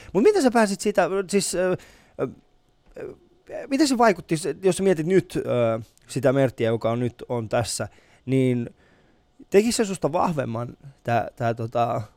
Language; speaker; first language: Finnish; early bilingual, other home language; Persian